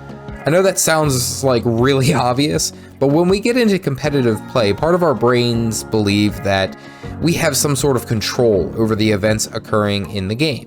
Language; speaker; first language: English; native; English